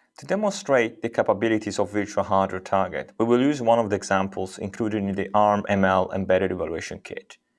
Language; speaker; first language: English; non-native, fluent; Italian